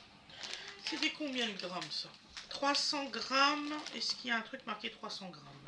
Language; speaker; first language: French; native; French